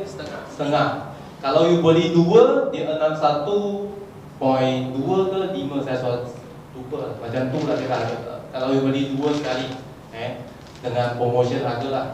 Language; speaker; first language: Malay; non-native, local second language; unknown